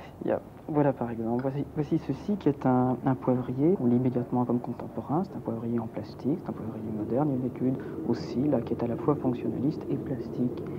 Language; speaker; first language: French; native; French